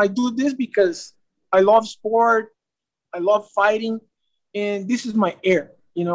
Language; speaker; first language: English; non-native, learner; Portuguese